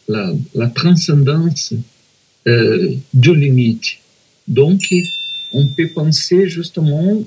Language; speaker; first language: French; non-native, fluent; Portuguese